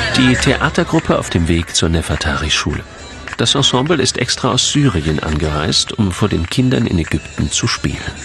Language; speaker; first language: German; native; German